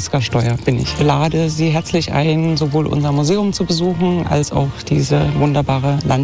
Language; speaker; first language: German; native; German